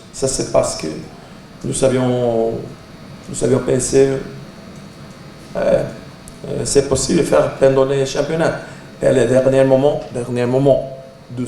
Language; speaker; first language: French; non-native, learner; Portuguese